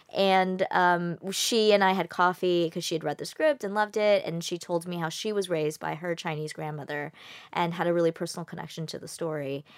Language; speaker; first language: English; native; English